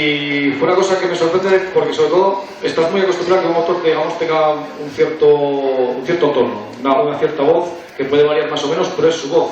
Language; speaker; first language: Spanish; native; Spanish